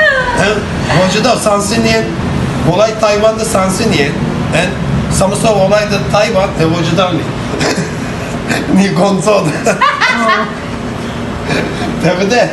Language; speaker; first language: Chinese; non-native, learner; Turkish